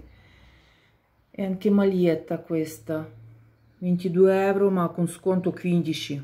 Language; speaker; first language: Italian; non-native, learner; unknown